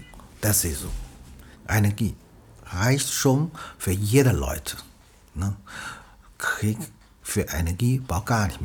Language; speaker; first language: German; non-native, learner; Chinese